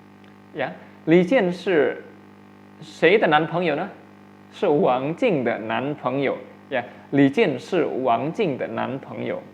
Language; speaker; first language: Chinese; non-native, fluent; Indonesian